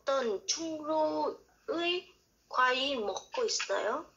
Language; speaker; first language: Korean; non-native, learner; Vietnamese